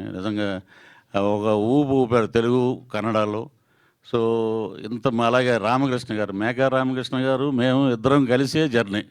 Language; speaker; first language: Telugu; native; Telugu